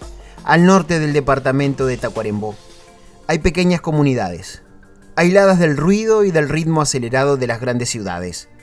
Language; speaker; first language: Spanish; native; Spanish